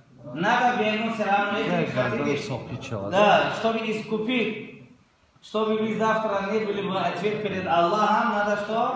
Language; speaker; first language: Russian; non-native, local second language; Tajik